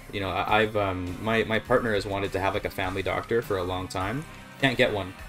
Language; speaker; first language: English; native; English